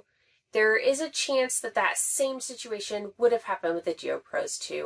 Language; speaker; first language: English; native; English